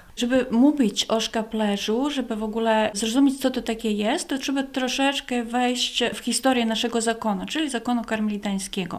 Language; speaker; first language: Polish; non-native, fluent; Latvian